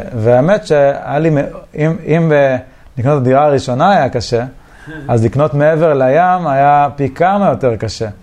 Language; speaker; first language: Hebrew; native; Hebrew